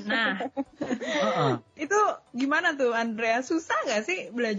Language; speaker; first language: Indonesian; native; Indonesian